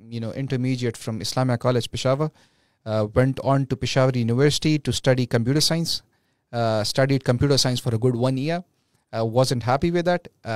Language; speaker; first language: English; non-native, local second language; Pashto